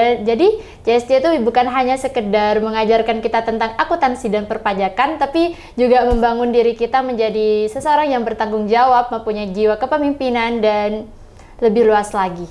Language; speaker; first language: Indonesian; non-native, local second language; Madurese